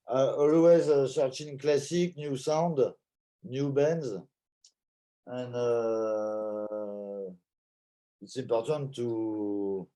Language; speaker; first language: English; non-native, learner; French